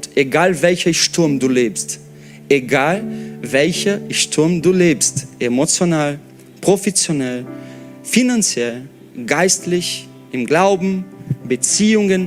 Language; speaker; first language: German; non-native, fluent; Portuguese